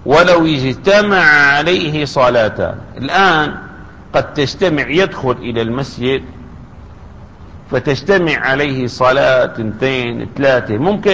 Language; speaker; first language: Arabic; native; Arabic